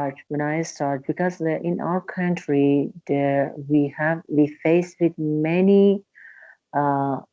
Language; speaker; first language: English; non-native, learner; Persian